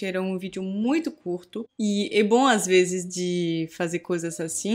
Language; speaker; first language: Portuguese; non-native, fluent; French